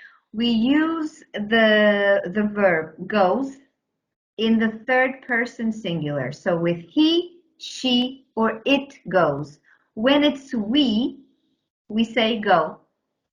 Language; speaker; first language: English; non-native, fluent; Portuguese